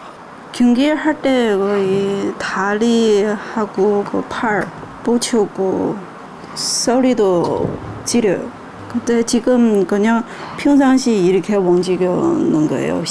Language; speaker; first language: Korean; non-native, learner; Chinese